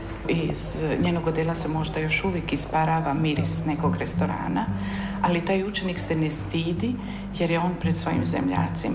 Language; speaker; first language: Serbian; native; Serbian